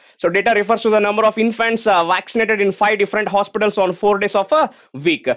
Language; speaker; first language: English; non-native, local second language; Telugu